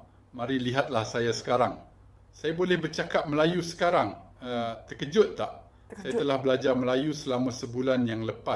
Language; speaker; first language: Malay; non-native, learner; French